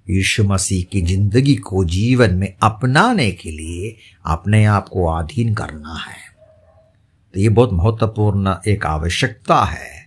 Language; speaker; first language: Hindi; non-native, local second language; Malayalam